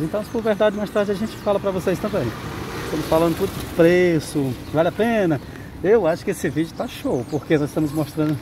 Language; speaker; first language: Portuguese; native; Portuguese